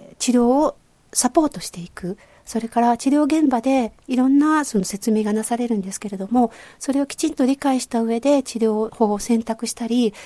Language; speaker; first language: Japanese; native; Japanese